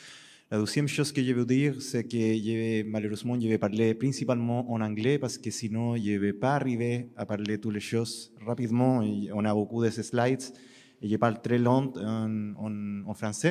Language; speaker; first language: French; non-native, learner; Spanish